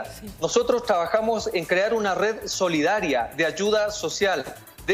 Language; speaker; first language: Spanish; native; Spanish